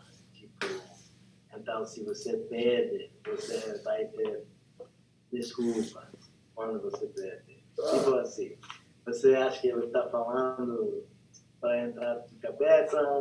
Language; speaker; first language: Portuguese; non-native, learner; English